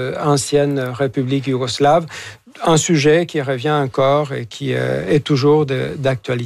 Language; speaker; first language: French; non-native, fluent; Spanish